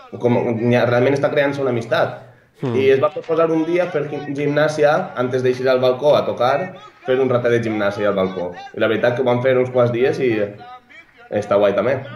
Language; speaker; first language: Catalan; native; Catalan